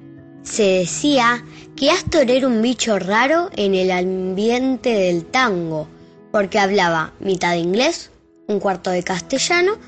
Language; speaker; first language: Spanish; native; Spanish